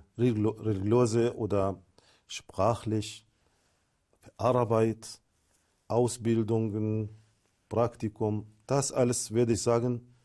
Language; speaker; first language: German; non-native, fluent; Arabic